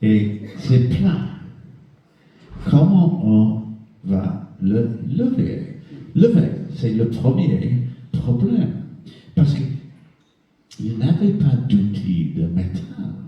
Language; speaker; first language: French; non-native, fluent; English